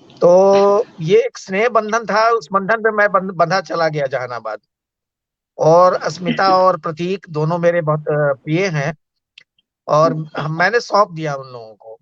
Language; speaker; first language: Hindi; native; Hindi